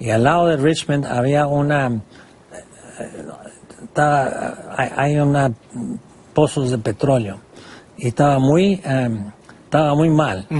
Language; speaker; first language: Spanish; non-native, fluent; English